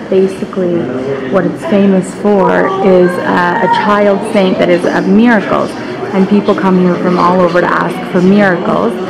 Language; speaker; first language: English; early bilingual, heritage; English